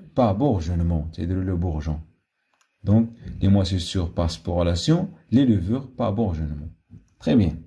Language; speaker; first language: French; non-native, local second language; Arabic